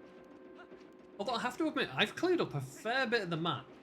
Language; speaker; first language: English; native; English